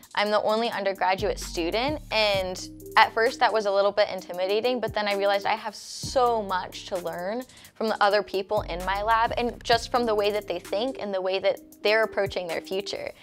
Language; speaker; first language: English; native; English